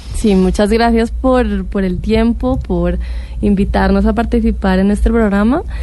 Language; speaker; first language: Spanish; non-native, local second language; Catalan